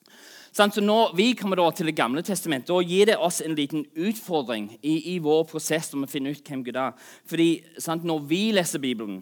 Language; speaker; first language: Norwegian; non-native, fluent; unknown